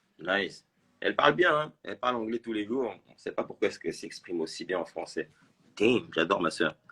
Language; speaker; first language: French; native; French